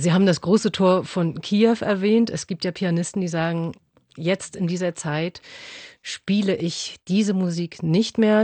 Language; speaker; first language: German; native; German